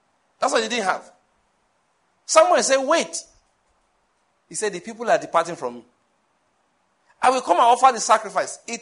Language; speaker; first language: English; non-native, local second language; Yoruba